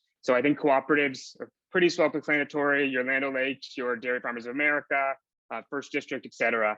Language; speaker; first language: English; native; English